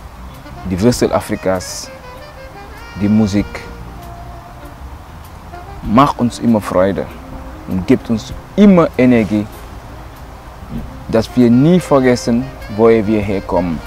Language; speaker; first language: German; non-native, local second language; Wolof